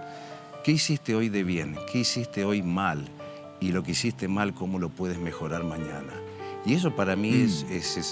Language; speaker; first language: Spanish; native; Spanish